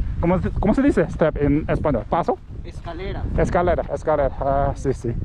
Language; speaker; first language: Spanish; non-native, learner; Korean